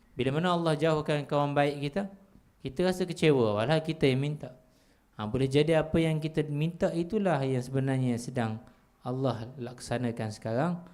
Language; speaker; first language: Malay; native; Malay